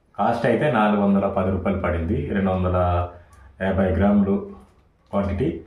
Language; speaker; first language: Telugu; non-native, local second language; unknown